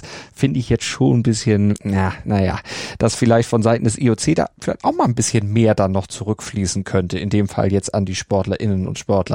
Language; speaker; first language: German; native; German